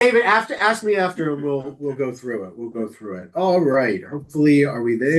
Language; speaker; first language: English; native; English